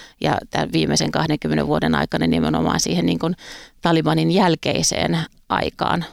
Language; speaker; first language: Finnish; native; Finnish